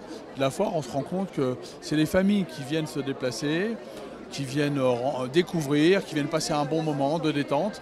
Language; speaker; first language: French; native; French